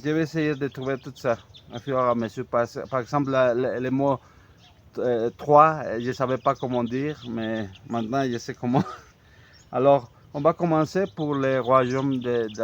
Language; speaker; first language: French; non-native, fluent; Spanish